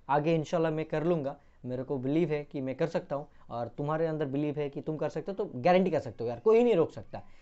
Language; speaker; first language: Hindi; non-native, local second language; Bangla